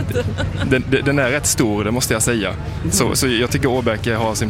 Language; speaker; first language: Swedish; native; Swedish